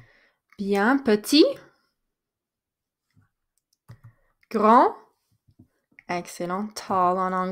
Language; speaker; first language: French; non-native, fluent; English